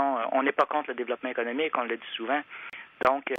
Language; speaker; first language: French; native; French